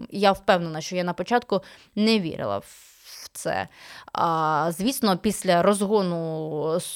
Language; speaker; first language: Ukrainian; native; Ukrainian